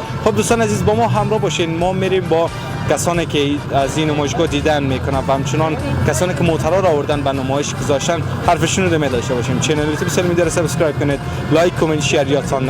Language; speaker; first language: Persian; native; Persian